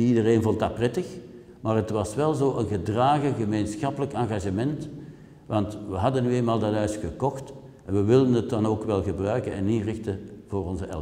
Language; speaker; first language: Dutch; native; Dutch